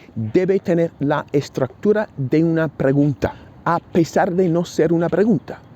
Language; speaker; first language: Spanish; non-native, fluent; English